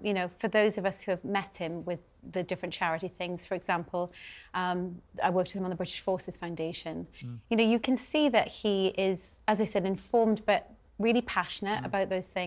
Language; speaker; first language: English; native; English